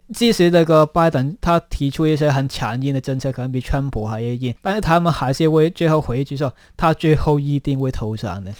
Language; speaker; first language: Chinese; non-native, local second language; Cantonese